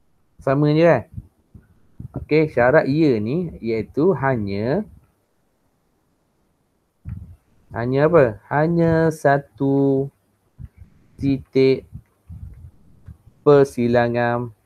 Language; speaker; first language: Malay; native; Malay